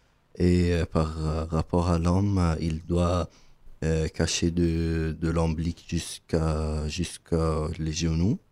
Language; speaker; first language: French; non-native, learner; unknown